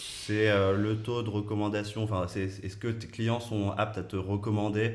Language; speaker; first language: French; native; French